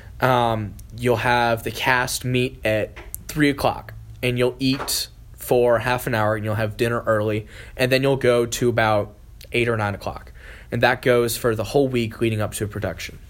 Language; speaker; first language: English; native; English